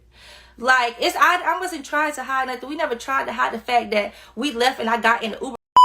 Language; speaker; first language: English; native; English